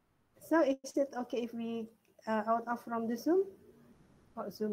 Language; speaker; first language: English; non-native, learner; Indonesian